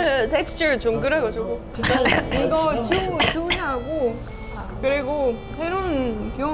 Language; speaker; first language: Korean; non-native, fluent; Estonian